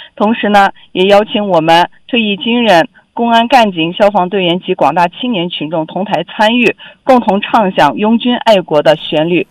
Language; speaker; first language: Chinese; non-native, local second language; Uyghur